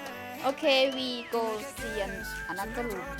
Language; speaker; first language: English; non-native, learner; Thai